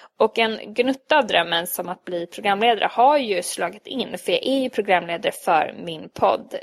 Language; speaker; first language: Swedish; early bilingual, other home language; Hungarian